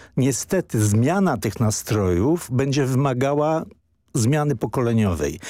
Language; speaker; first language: Polish; native; Polish